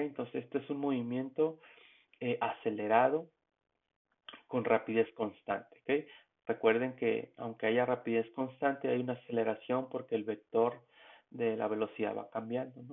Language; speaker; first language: Spanish; native; Spanish